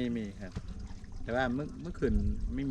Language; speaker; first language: Thai; native; Thai